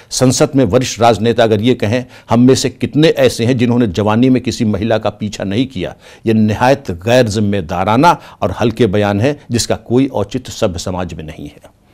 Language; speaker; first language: Hindi; native; Hindi